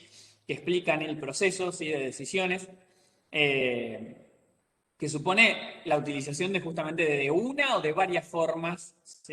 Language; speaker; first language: Spanish; native; Spanish